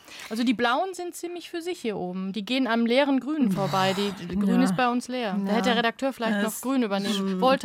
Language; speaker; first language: German; native; German